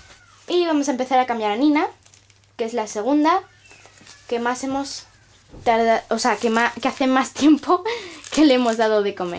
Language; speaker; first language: Spanish; native; Spanish